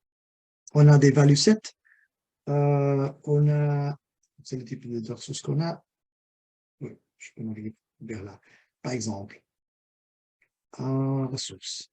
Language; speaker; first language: French; non-native, fluent; Portuguese